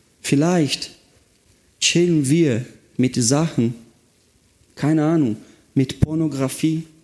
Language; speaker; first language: German; non-native, fluent; Portuguese